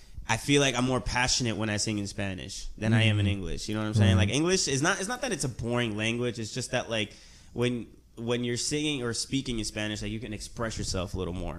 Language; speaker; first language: English; early bilingual, other home language; Spanish